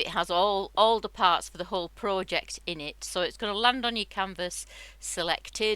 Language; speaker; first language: English; native; English